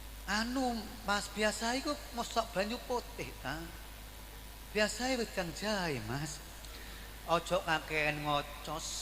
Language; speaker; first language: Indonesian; non-native, local second language; Javanese